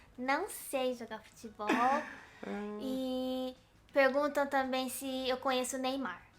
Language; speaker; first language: Portuguese; native; Portuguese